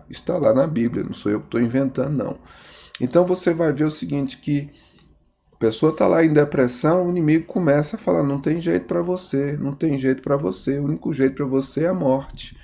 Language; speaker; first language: Portuguese; native; Portuguese